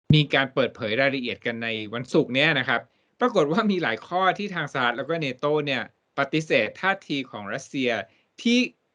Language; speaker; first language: Thai; native; Thai